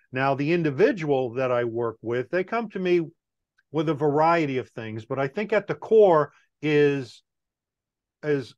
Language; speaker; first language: English; native; English